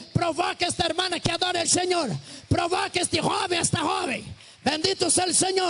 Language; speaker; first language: Spanish; non-native, fluent; Portuguese